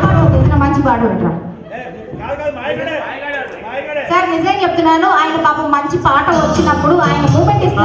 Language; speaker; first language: Telugu; native; Telugu